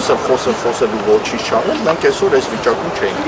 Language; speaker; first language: Armenian; native; Armenian